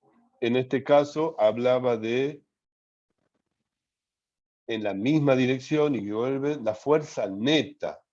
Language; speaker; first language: Spanish; native; Spanish